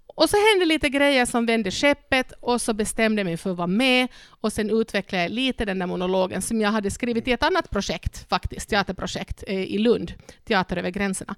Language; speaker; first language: Swedish; non-native, local second language; Spanish